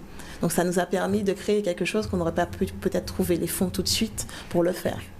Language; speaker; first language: French; native; French